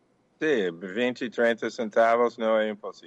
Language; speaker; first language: Portuguese; non-native, fluent; English